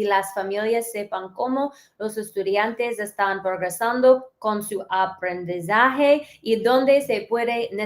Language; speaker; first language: Spanish; early bilingual, heritage; English